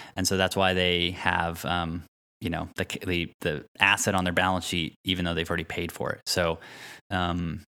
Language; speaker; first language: English; native; English